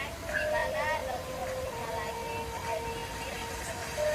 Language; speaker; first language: Indonesian; non-native, fluent; Dutch